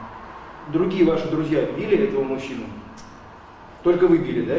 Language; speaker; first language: Russian; native; Russian